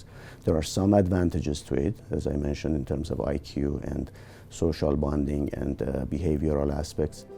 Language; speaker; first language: English; non-native, fluent; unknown